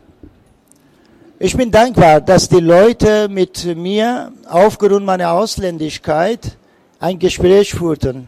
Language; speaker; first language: German; non-native, fluent; Persian